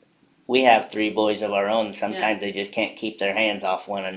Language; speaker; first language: English; native; English